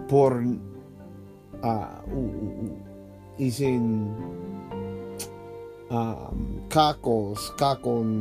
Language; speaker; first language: Greek; non-native, learner; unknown